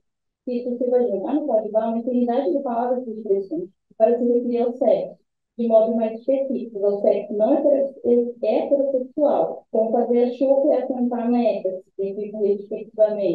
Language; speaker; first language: Portuguese; native; Portuguese